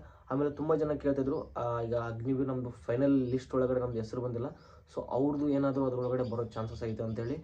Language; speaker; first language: Kannada; native; Kannada